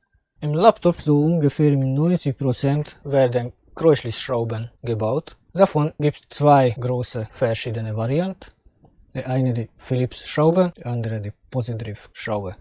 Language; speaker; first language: German; non-native, fluent; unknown